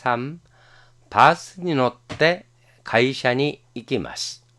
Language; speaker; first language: Japanese; non-native, fluent; Korean